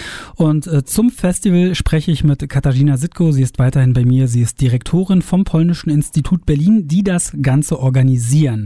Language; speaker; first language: German; native; German